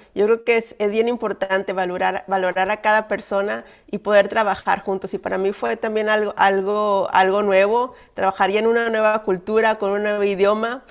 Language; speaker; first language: Spanish; native; Spanish